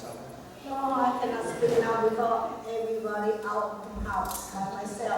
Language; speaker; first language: English; non-native, learner; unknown